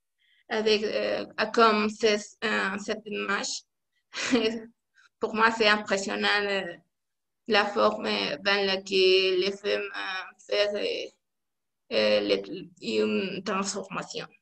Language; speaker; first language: French; non-native, learner; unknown